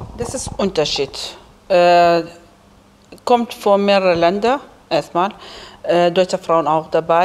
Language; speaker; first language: German; non-native, learner; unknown